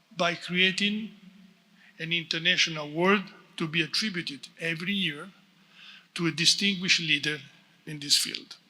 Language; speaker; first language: English; non-native, fluent; Italian